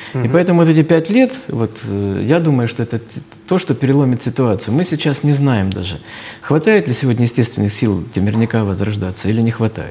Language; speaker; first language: Russian; native; Russian